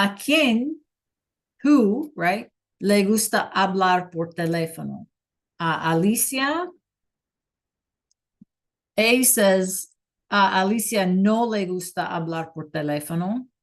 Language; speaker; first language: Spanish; non-native, fluent; English